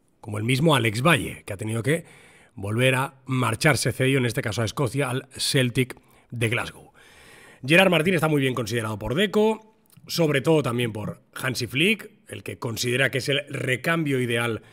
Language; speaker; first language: Spanish; native; Spanish